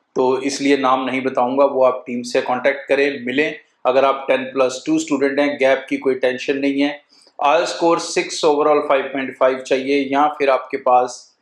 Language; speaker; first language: Hindi; non-native, local second language; Punjabi